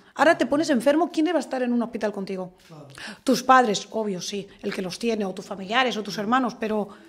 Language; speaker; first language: Spanish; native; Spanish